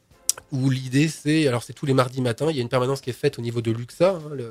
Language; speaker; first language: French; native; French